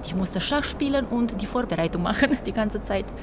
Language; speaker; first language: German; non-native, fluent; Romanian